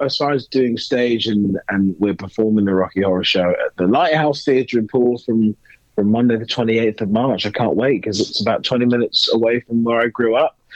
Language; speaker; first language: English; native; English